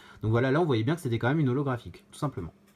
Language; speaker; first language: French; native; French